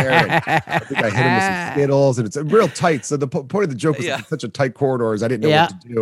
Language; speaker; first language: English; native; English